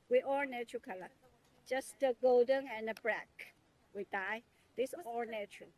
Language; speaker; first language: English; non-native, learner; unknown